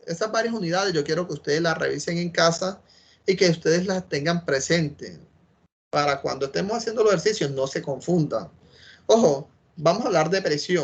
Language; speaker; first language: Spanish; native; Spanish